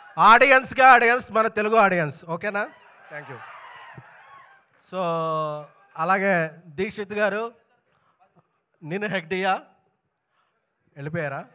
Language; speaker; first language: Telugu; native; Telugu